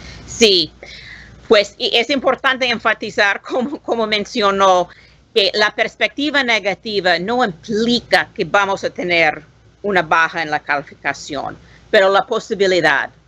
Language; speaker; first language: Spanish; non-native, learner; English